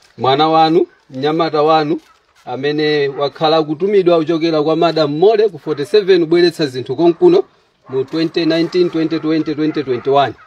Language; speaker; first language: Nyanja; native; Nyanja